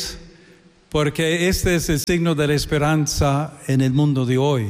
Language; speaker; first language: Spanish; non-native, fluent; English